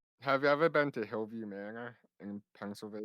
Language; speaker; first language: English; native; English